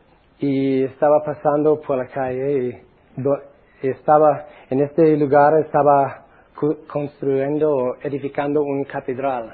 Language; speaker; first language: Spanish; non-native, fluent; English